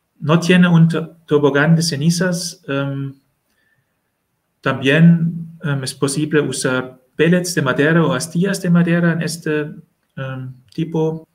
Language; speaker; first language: Spanish; non-native, learner; German